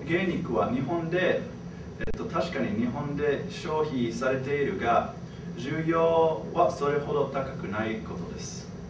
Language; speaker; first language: Japanese; non-native, fluent; English